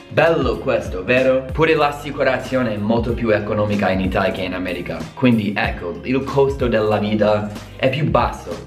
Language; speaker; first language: Italian; non-native, fluent; English